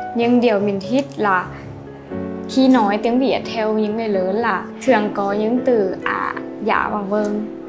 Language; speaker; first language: Vietnamese; non-native, learner; Lao